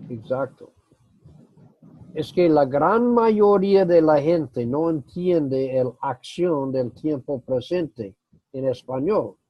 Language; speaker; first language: Spanish; non-native, fluent; English